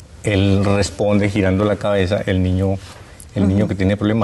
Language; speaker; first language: Spanish; native; Spanish